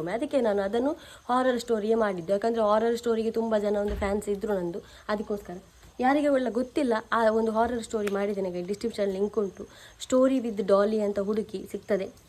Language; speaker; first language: Kannada; non-native, local second language; Tulu